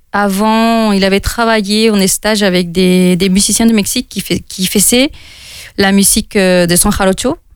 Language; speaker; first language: French; non-native, fluent; Spanish